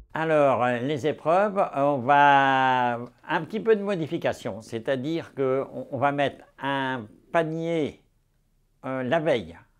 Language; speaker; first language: French; native; French